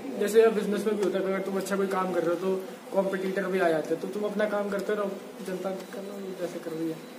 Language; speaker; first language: Hindi; native; Hindi